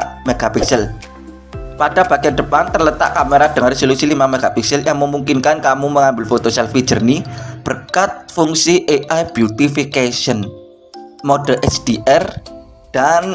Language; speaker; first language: Indonesian; native; Indonesian